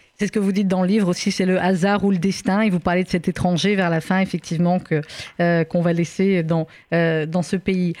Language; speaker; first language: French; native; French